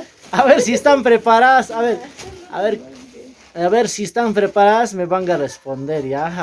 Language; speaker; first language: Spanish; native; Spanish